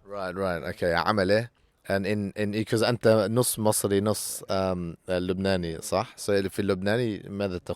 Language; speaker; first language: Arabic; non-native, fluent; English